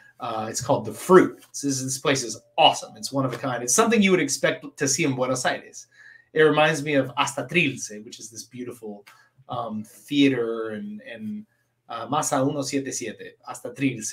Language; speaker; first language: English; native; English